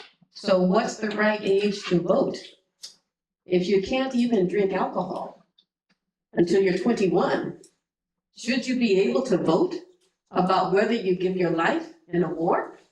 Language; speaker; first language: English; non-native, fluent; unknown